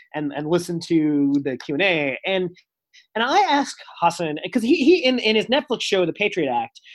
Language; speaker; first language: English; native; English